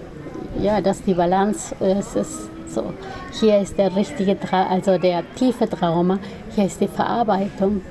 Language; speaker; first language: German; non-native, fluent; Spanish